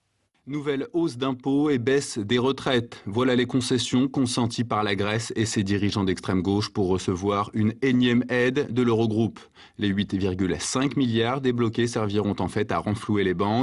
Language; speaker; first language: French; native; French